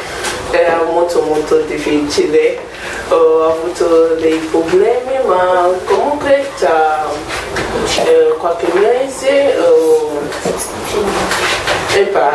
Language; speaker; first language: Italian; non-native, learner; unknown